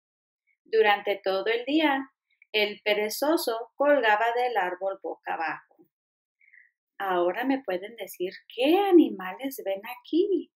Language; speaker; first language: Spanish; early bilingual, heritage; Spanish